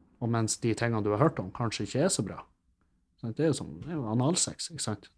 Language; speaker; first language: Norwegian; native; Norwegian